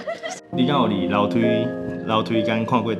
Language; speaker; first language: Chinese; native; Chinese